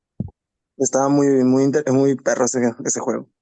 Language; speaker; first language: Spanish; native; Spanish